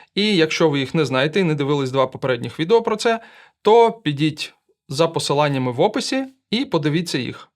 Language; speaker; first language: Ukrainian; non-native, local second language; Russian